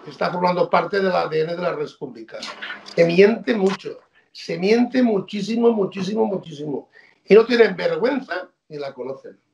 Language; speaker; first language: Spanish; non-native, local second language; Catalan